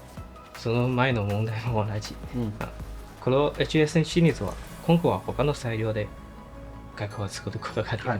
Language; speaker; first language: Japanese; non-native, learner; Chinese